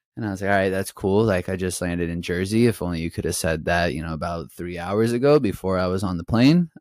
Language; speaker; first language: English; native; English